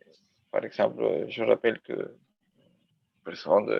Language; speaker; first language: French; non-native, learner; Spanish